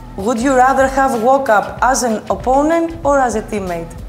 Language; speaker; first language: English; non-native, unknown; Greek